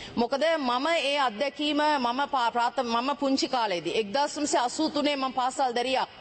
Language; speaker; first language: Sinhala; non-native, local second language; Tamil